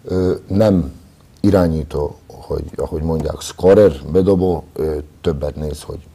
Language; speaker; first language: Hungarian; non-native, fluent; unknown